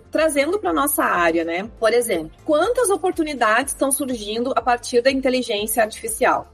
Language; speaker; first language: Portuguese; native; Portuguese